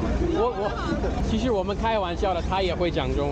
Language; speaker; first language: Chinese; non-native, fluent; English